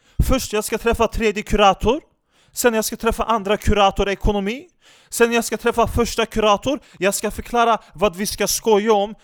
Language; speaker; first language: Swedish; non-native, fluent; Turkish